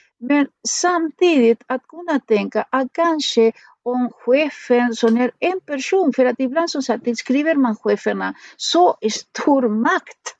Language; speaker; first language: Swedish; non-native, fluent; Spanish